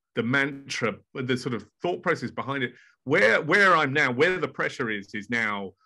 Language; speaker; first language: English; native; English